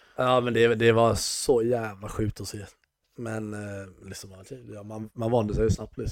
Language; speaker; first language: Swedish; native; Swedish